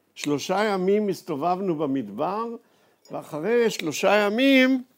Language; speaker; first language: Hebrew; native; Hebrew